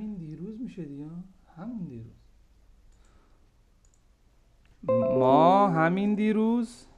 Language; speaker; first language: Persian; non-native, fluent; Urdu